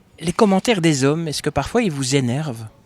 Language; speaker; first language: French; native; French